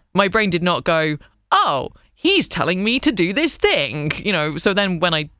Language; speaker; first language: English; native; English